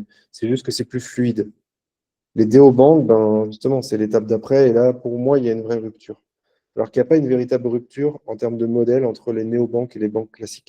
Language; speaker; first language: French; native; French